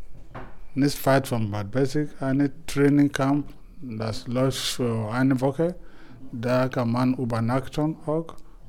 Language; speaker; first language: German; non-native, fluent; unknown